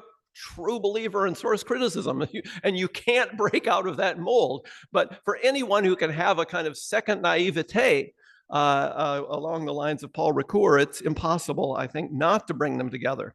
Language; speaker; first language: English; native; English